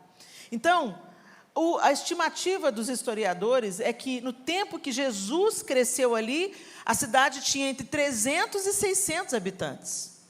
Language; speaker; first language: Portuguese; native; Portuguese